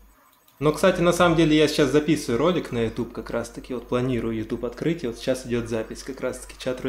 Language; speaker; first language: Russian; native; Russian